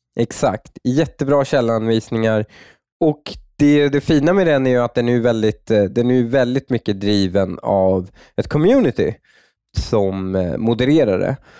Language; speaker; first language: Swedish; native; Swedish